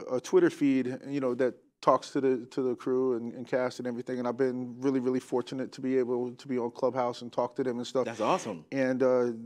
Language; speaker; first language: English; native; English